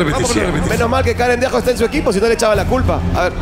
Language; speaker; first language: Spanish; native; Spanish